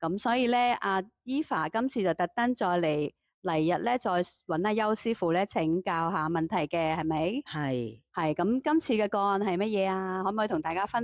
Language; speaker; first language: Cantonese; native; Cantonese